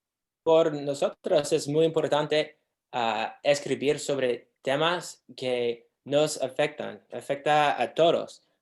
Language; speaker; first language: Spanish; non-native, learner; English